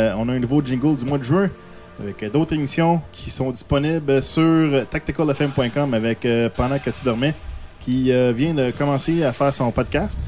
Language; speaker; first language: French; native; French